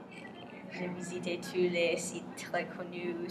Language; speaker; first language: French; non-native, learner; English